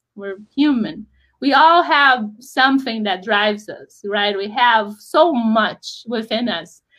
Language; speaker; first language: English; non-native, fluent; Portuguese